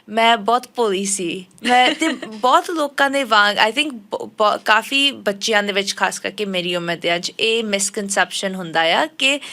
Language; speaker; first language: Punjabi; early bilingual, heritage; Punjabi